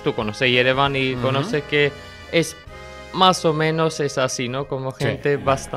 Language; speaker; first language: Spanish; non-native, learner; Armenian